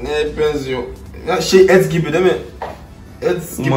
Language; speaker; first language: Turkish; non-native, learner; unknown